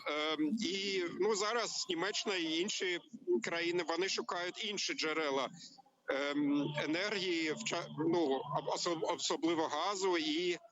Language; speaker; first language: Ukrainian; non-native, learner; German